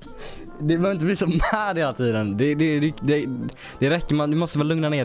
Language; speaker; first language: Swedish; native; Swedish